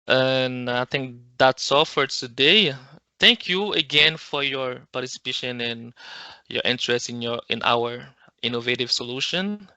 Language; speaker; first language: English; non-native, local second language; French